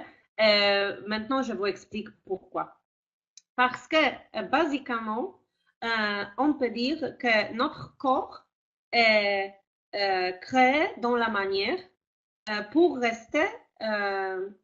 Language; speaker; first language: French; non-native, fluent; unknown